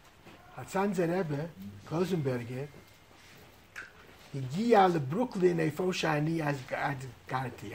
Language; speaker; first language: Hebrew; non-native, fluent; English